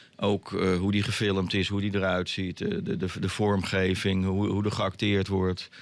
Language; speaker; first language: Dutch; native; Dutch